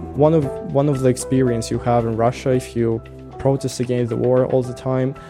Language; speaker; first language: English; non-native, fluent; Russian